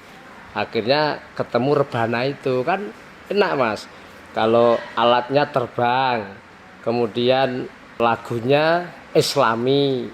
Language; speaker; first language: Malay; non-native, local second language; Javanese